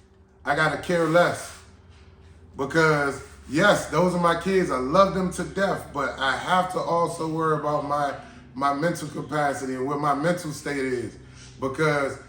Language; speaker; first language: English; native; English